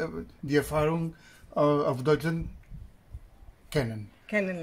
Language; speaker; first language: German; non-native, learner; Spanish